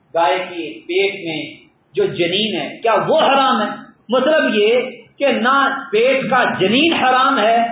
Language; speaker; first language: Urdu; non-native, local second language; Punjabi